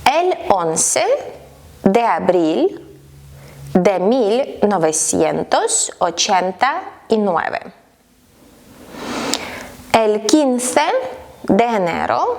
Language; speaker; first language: Spanish; non-native, fluent; Ukrainian